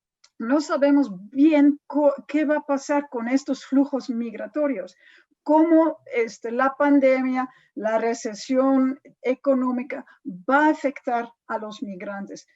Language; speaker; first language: Spanish; non-native, fluent; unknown